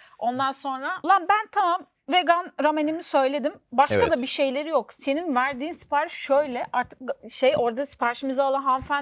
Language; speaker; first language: Turkish; native; Turkish